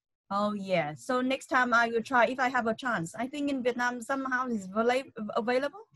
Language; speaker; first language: English; non-native, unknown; Vietnamese